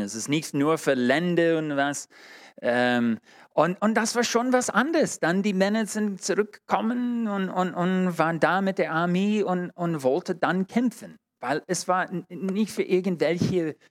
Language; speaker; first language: German; non-native, fluent; English